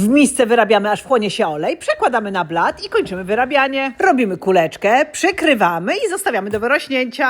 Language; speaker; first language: Polish; native; Polish